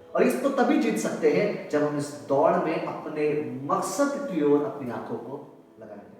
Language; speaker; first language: Hindi; native; Hindi